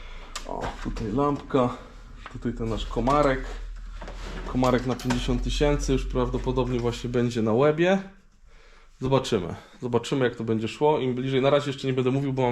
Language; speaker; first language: Polish; native; Polish